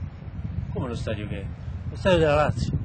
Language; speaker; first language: Italian; native; Italian